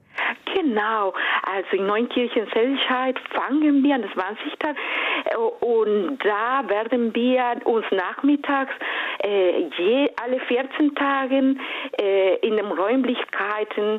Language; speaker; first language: German; non-native, fluent; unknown